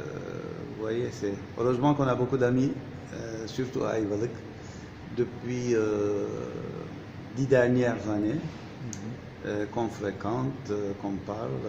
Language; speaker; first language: French; non-native, fluent; Turkish